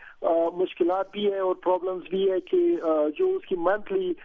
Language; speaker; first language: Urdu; non-native, learner; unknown